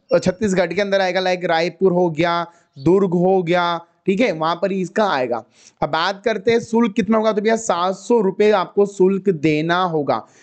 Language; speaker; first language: Hindi; native; Hindi